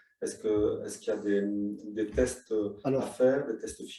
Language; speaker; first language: French; native; French